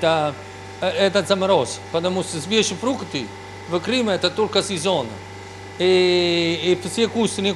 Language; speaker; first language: Russian; non-native, learner; Italian